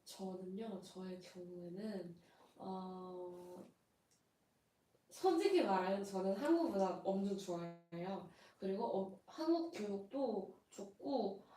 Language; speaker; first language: Korean; non-native, fluent; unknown